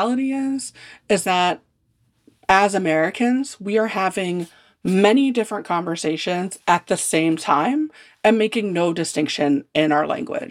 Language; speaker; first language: English; native; English